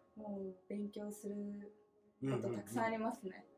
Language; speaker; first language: Japanese; native; Japanese